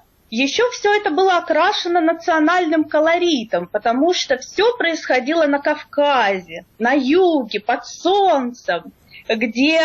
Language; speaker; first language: Russian; native; Russian